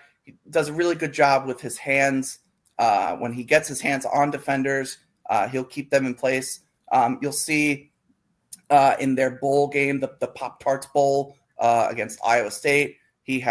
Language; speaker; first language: English; native; English